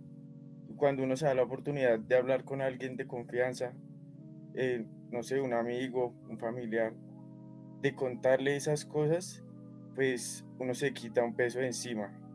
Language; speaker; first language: Spanish; native; Spanish